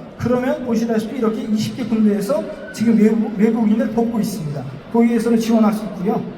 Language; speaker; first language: Korean; non-native, fluent; Uzbek